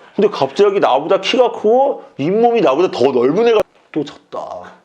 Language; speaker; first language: Korean; native; Korean